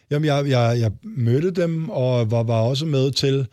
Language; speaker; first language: Danish; native; Danish